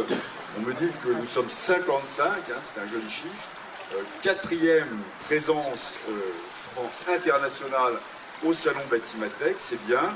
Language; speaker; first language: French; native; French